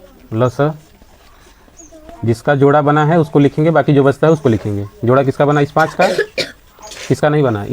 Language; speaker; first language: Hindi; native; Hindi